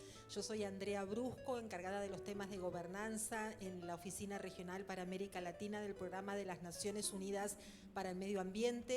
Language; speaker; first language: Spanish; native; Spanish